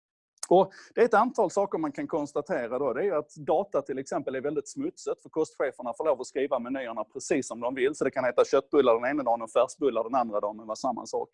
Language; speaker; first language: Swedish; native; Swedish